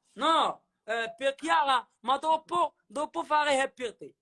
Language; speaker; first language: Italian; non-native, learner; Arabic